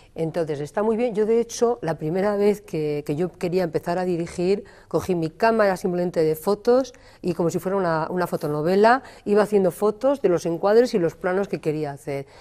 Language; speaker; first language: Spanish; native; Spanish